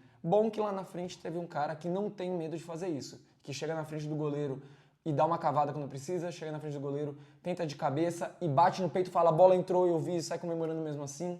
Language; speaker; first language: Portuguese; native; Portuguese